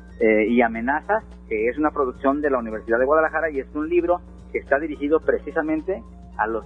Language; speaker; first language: Spanish; native; Spanish